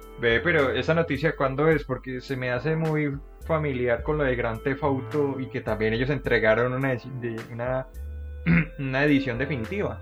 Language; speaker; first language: Spanish; native; Spanish